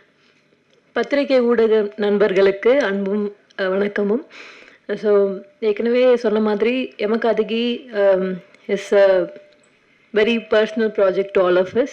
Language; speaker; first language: Tamil; native; Tamil